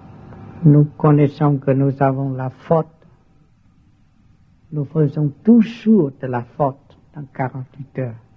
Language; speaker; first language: French; non-native, learner; Vietnamese